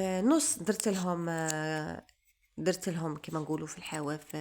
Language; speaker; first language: Arabic; native; Arabic